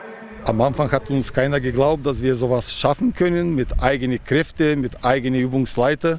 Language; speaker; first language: German; non-native, fluent; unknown